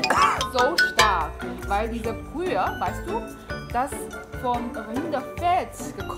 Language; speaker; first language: German; non-native, learner; Chinese